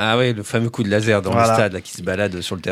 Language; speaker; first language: French; native; French